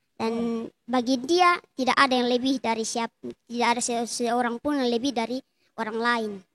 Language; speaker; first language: Indonesian; native; Indonesian